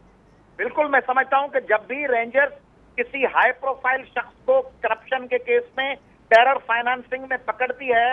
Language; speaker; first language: Urdu; native; Urdu